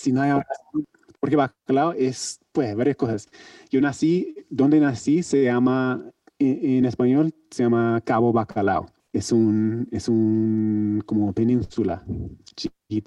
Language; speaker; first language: Spanish; non-native, learner; English